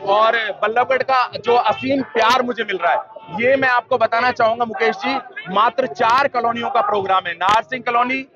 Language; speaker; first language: Hindi; native; Hindi